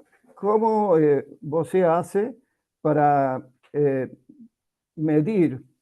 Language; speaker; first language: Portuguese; non-native, learner; Spanish